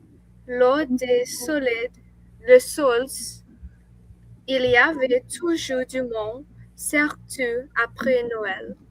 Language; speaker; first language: French; non-native, learner; English